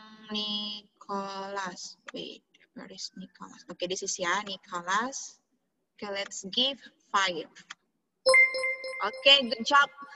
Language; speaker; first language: English; non-native, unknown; Indonesian